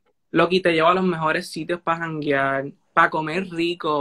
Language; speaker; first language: Spanish; native; Spanish